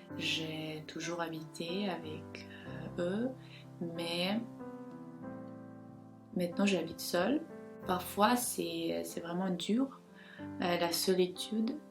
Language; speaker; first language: French; non-native, fluent; Ukrainian